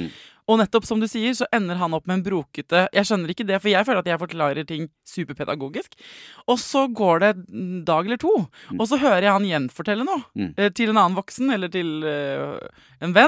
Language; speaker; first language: Norwegian; native; Norwegian